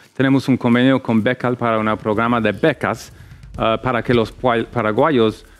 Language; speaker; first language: Spanish; non-native, fluent; English